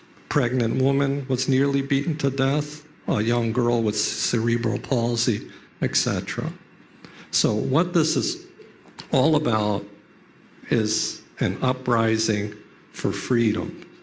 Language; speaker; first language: English; early bilingual, other home language; Ukrainian